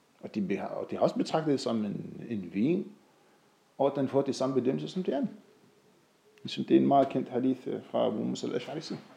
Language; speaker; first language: Danish; non-native, fluent; Arabic